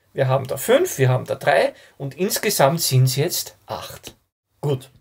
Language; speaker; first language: German; native; German